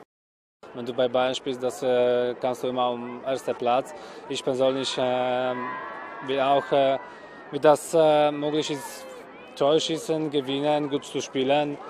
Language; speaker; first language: German; non-native, learner; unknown